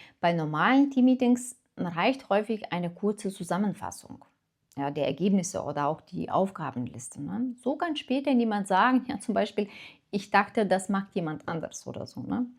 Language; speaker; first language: German; non-native, fluent; Lithuanian